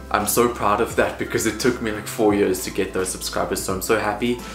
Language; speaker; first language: English; native; English